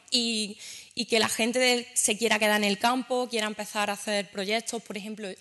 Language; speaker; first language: Spanish; native; Spanish